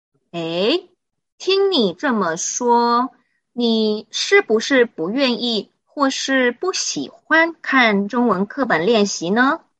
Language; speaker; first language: Chinese; native; Chinese